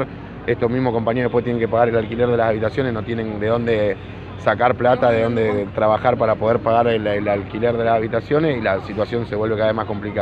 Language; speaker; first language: Spanish; native; Spanish